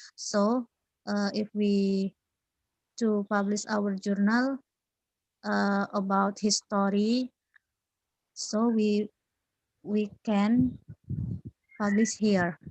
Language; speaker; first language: English; non-native, learner; Indonesian